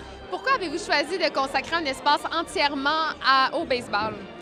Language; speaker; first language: French; native; French